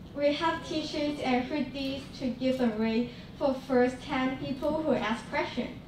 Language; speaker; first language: English; non-native, local second language; Cantonese